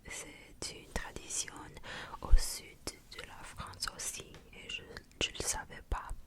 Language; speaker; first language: French; non-native, fluent; Japanese